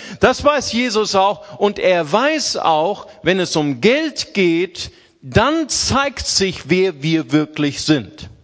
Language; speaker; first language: German; early bilingual, other home language; Portuguese